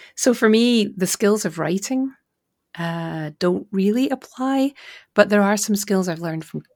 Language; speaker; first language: English; native; English